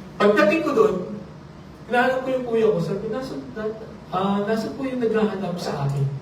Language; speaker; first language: Filipino; non-native, local second language; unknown